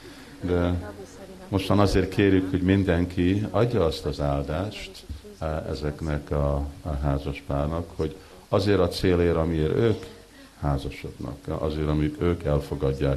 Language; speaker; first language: Hungarian; early bilingual, heritage; Hungarian